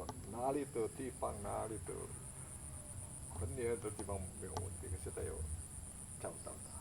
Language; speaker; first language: Chinese; non-native, learner; Indonesian